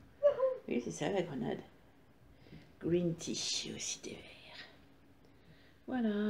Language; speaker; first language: French; native; French